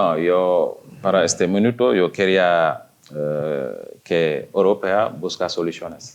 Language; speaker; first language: Spanish; non-native, fluent; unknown